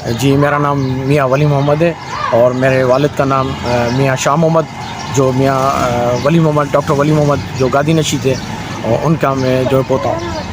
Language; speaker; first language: Urdu; non-native, local second language; Sindhi